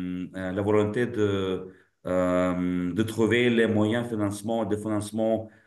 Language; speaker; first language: French; non-native, fluent; Lithuanian